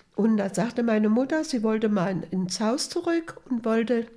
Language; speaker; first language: German; native; German